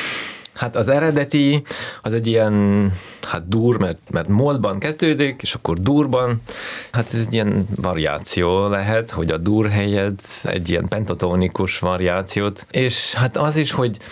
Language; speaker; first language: Hungarian; non-native, fluent; Russian